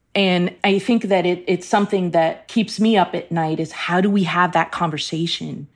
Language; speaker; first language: English; early bilingual, other home language; Persian